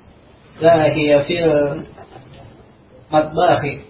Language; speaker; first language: Arabic; non-native, learner; Indonesian